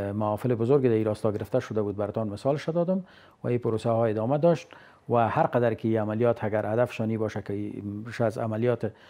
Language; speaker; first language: Persian; native; Persian